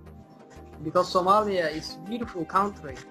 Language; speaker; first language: English; non-native, learner; Somali